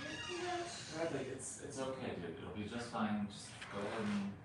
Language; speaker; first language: English; native; English